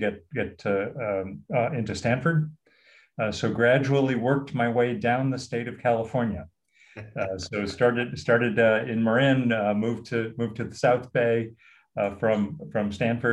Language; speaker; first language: English; native; English